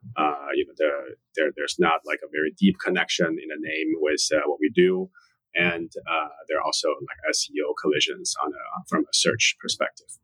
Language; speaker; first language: English; non-native, fluent; Chinese